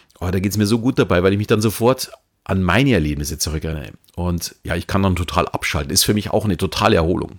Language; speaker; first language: German; native; German